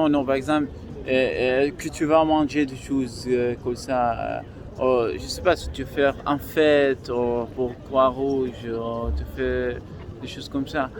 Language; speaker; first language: French; non-native, learner; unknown